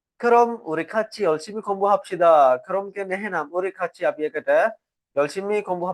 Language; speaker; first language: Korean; non-native, fluent; Sinhala